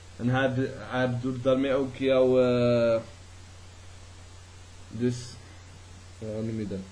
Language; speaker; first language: Dutch; early bilingual, other home language; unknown